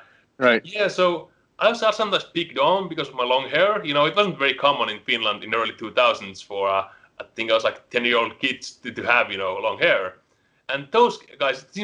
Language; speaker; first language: English; non-native, fluent; Finnish